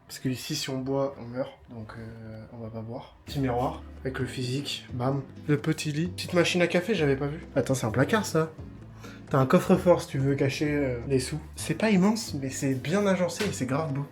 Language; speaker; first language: French; native; French